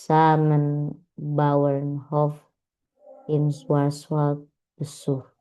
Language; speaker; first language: German; non-native, learner; Indonesian